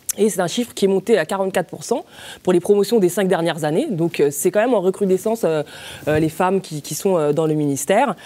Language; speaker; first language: French; native; French